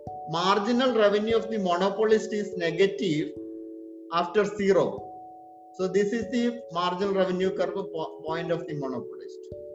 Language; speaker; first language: English; non-native, local second language; Malayalam